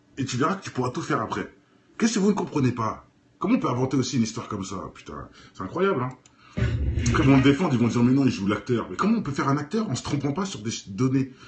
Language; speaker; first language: French; native; French